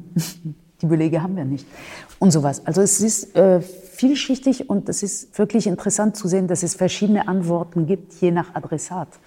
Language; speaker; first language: German; non-native, fluent; French